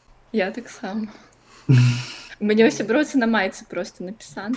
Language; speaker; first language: Belarusian; non-native, local second language; Russian